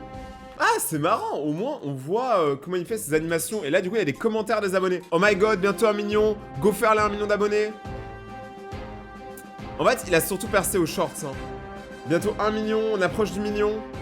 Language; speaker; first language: French; native; French